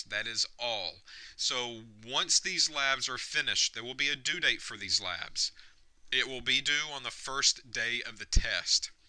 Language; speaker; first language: English; native; English